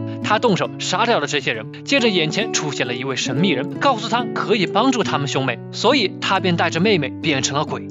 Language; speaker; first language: Chinese; native; Chinese